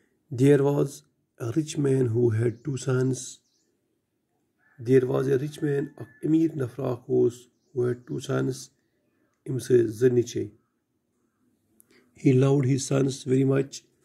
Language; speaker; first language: English; non-native, local second language; Kashmiri